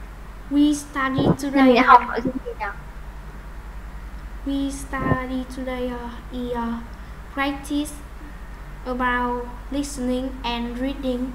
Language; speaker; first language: English; non-native, learner; Vietnamese